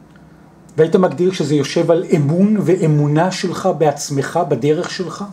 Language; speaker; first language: Hebrew; native; Hebrew